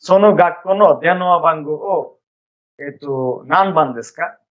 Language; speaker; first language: Japanese; non-native, fluent; Bangla